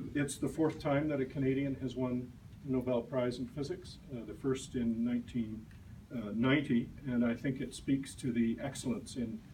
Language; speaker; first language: English; native; English